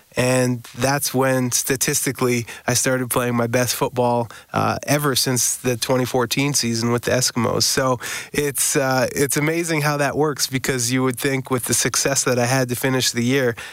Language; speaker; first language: English; native; English